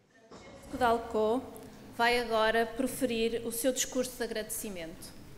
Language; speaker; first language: Portuguese; native; Portuguese